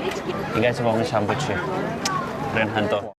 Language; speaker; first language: Chinese; non-native, fluent; Turkish